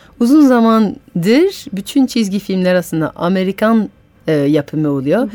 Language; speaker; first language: Turkish; non-native, fluent; French